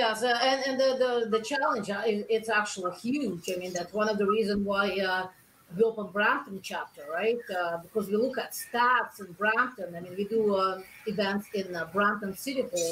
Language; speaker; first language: English; non-native, fluent; Russian